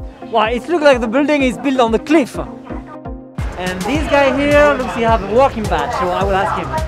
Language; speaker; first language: English; non-native, fluent; French